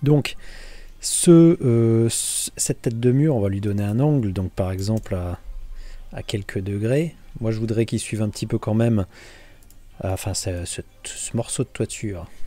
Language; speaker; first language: French; native; French